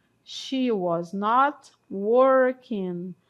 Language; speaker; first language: English; non-native, fluent; Portuguese